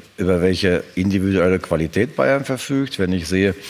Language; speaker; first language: German; native; German